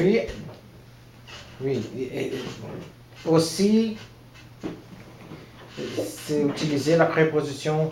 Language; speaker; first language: French; non-native, learner; Portuguese